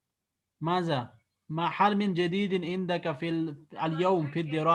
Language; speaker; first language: Arabic; non-native, fluent; Urdu